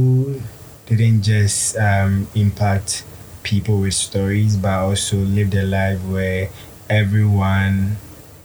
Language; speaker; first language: English; non-native, local second language; Akan